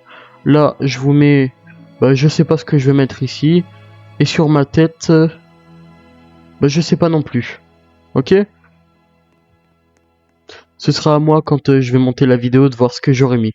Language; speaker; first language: French; native; French